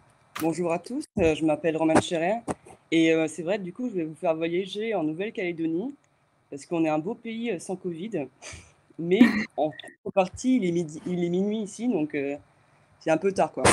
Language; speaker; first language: French; native; French